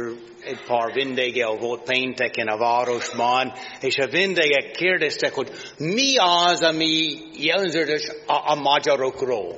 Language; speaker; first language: Hungarian; non-native, learner; English